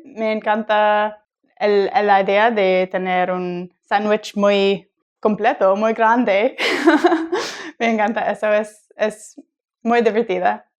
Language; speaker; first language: Spanish; non-native, learner; English